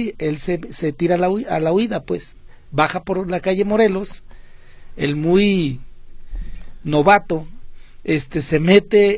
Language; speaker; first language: Spanish; native; Spanish